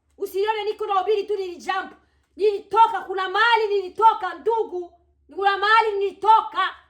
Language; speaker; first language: Swahili; native; Swahili